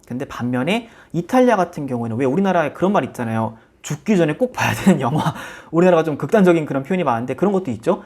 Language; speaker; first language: Korean; native; Korean